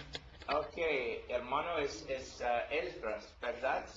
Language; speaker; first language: Spanish; non-native, learner; English